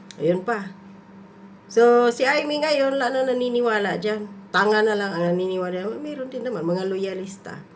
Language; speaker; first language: Filipino; non-native, local second language; Cebuano